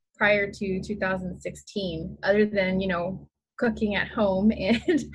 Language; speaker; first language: English; native; English